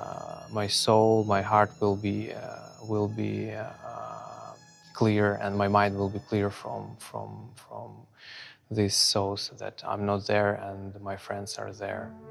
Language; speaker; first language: English; non-native, fluent; Ukrainian